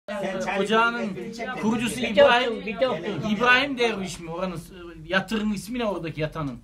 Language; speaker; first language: Turkish; native; Turkish